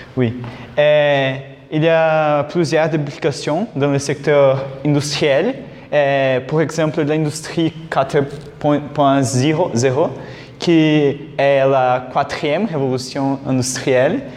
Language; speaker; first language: French; non-native, learner; Portuguese